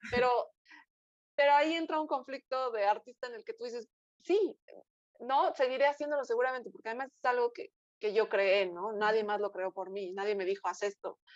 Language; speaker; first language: Spanish; native; Spanish